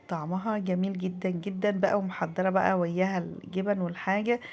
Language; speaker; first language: Arabic; native; Arabic